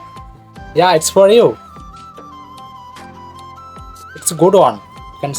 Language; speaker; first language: English; non-native, fluent; Bangla